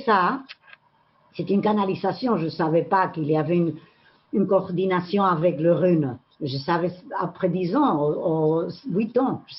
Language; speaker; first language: French; non-native, learner; Spanish